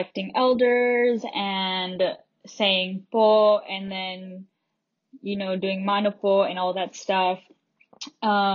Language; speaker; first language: English; native; English